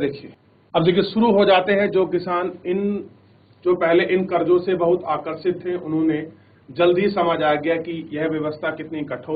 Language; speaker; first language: Hindi; native; Hindi